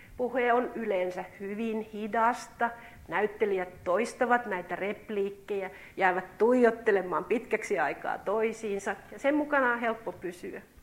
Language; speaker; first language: Finnish; native; Finnish